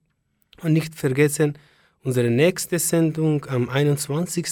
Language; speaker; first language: German; non-native, learner; Persian